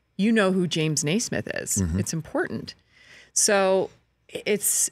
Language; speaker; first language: English; native; English